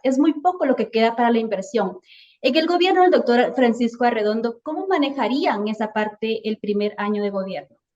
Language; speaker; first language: Spanish; native; Spanish